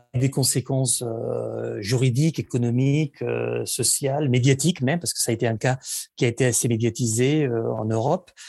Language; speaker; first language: French; non-native, fluent; Spanish